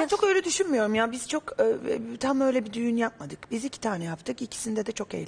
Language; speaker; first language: Turkish; native; Turkish